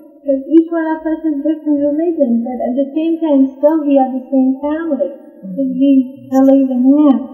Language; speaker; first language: English; non-native, fluent; Persian